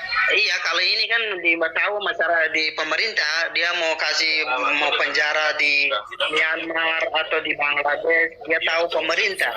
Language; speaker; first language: Indonesian; non-native, learner; Rohingya